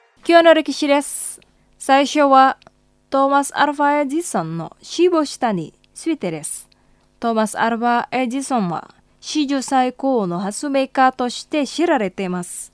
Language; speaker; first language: Japanese; non-native, fluent; Indonesian